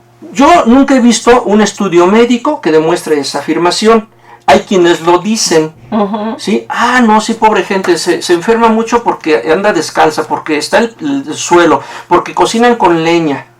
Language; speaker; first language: Spanish; native; Spanish